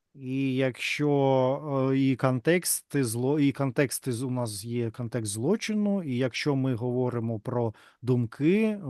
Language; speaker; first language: Ukrainian; non-native, learner; Russian